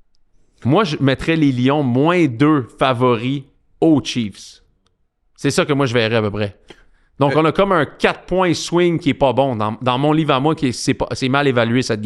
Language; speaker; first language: French; native; French